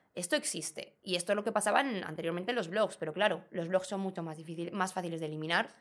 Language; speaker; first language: Spanish; native; Spanish